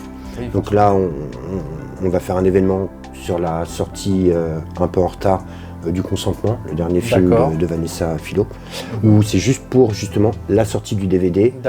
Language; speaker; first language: French; native; French